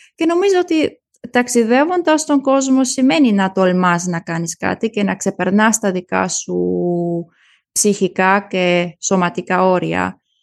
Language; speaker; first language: Greek; early bilingual, heritage; German